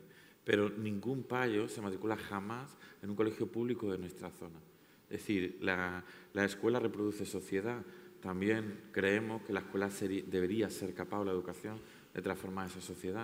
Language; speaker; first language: Spanish; native; Spanish